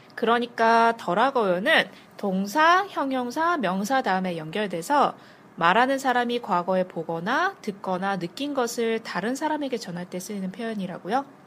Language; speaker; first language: Korean; native; Korean